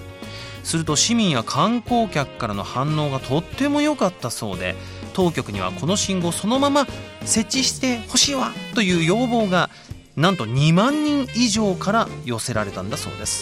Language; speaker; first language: Japanese; native; Japanese